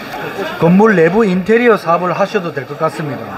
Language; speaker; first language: Korean; native; Korean